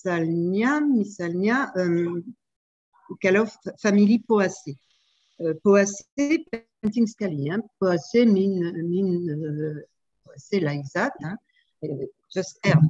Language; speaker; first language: English; non-native, fluent; French